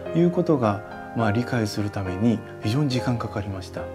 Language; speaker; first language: Japanese; native; Japanese